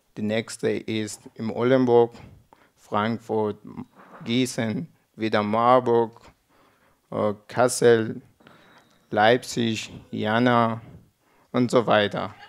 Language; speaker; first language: German; non-native, learner; Persian